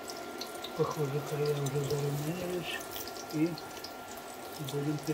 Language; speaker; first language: Russian; native; Russian